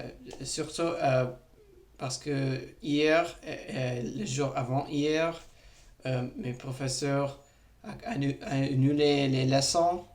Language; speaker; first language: French; non-native, learner; English